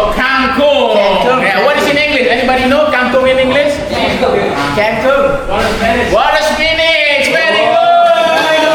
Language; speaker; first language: English; non-native, fluent; Indonesian